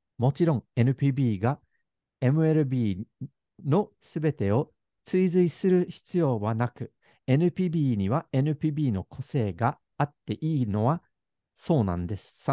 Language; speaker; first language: Japanese; non-native, fluent; English